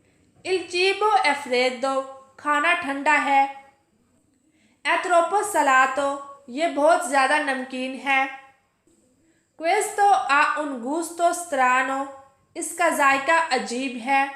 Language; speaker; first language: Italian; non-native, fluent; Urdu